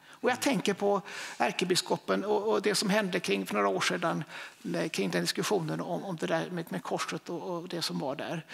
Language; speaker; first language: Swedish; native; Swedish